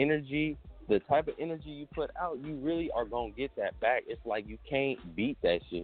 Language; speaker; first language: English; native; English